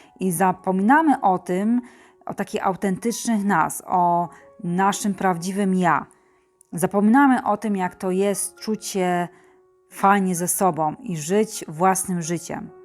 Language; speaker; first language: Polish; native; Polish